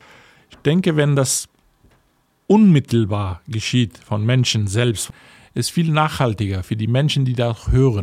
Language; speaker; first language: German; non-native, fluent; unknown